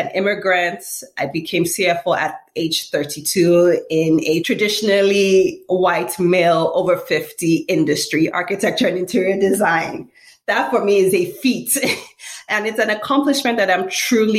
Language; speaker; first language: English; non-native, local second language; Yoruba